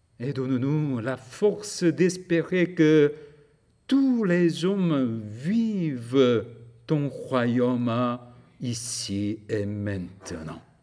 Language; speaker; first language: French; non-native, fluent; Korean